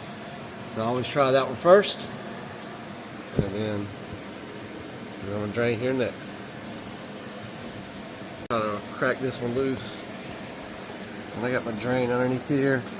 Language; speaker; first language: English; native; English